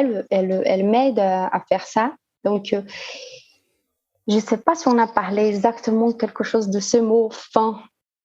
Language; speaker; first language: French; non-native, fluent; Portuguese